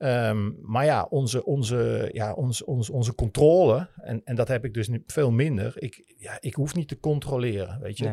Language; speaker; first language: Dutch; native; Dutch